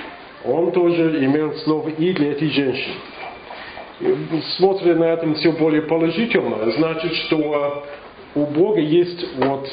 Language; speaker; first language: Russian; non-native, learner; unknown